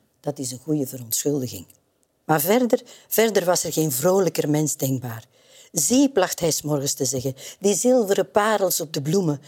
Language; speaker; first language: Dutch; native; Dutch